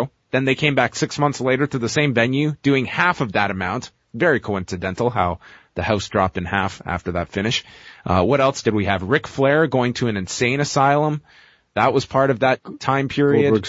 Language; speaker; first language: English; native; English